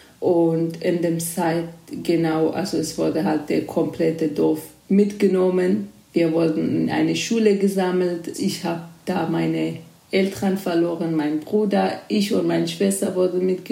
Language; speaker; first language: German; non-native, fluent; Kurdish